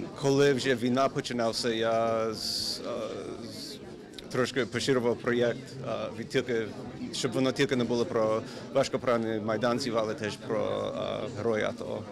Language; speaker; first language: Ukrainian; early bilingual, heritage; Ukrainian